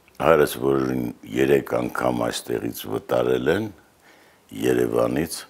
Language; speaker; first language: Armenian; native; Armenian